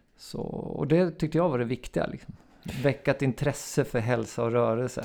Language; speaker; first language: Swedish; native; Swedish